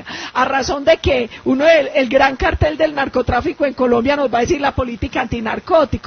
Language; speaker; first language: Spanish; native; Spanish